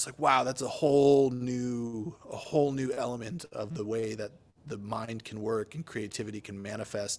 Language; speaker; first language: English; native; English